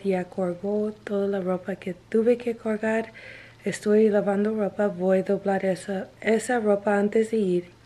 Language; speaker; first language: Spanish; non-native, learner; English